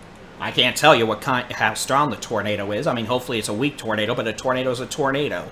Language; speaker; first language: English; native; English